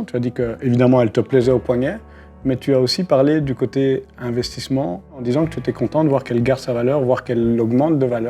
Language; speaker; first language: French; native; French